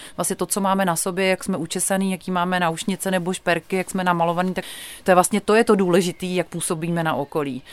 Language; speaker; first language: Czech; native; Czech